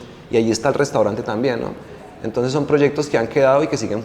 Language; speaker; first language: Spanish; native; Spanish